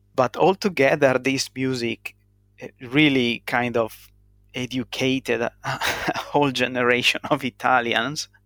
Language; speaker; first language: English; non-native, fluent; Italian